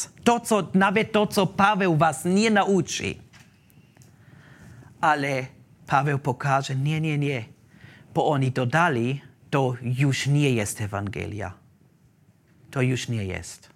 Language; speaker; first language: Polish; non-native, learner; German